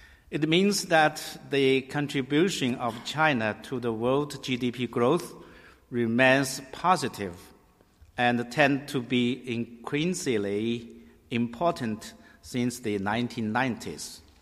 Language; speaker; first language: English; non-native, learner; Chinese